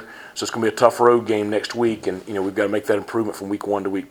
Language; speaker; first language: English; native; English